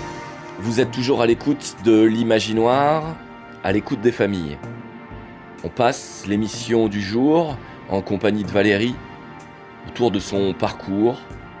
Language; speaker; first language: French; native; French